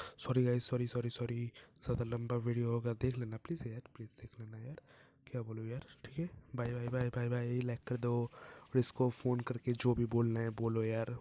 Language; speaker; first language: Hindi; non-native, local second language; Bangla